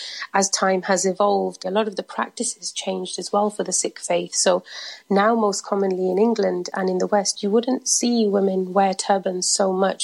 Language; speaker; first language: English; native; English